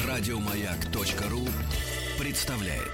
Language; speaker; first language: Russian; native; Russian